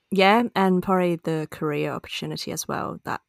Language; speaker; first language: English; non-native, local second language; Cantonese